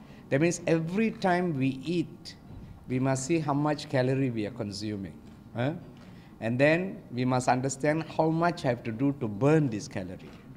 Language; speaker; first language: English; non-native, local second language; Tamil